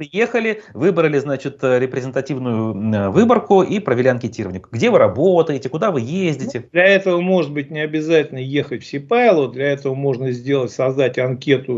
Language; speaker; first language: Russian; native; Russian